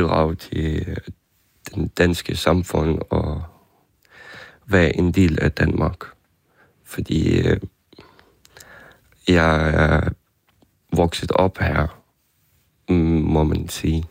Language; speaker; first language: Danish; early bilingual, other home language; Ukrainian